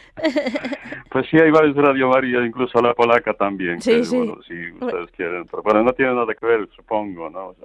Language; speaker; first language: Spanish; non-native, fluent; Polish